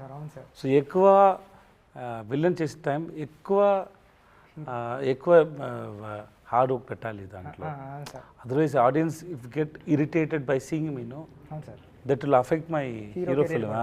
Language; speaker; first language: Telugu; non-native, learner; Tamil